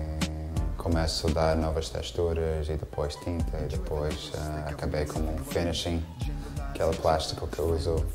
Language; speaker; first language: Portuguese; non-native, fluent; English